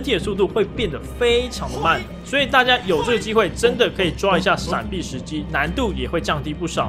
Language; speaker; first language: Chinese; native; Chinese